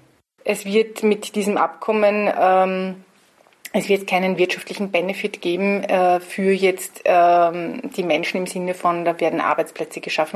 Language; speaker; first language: German; native; German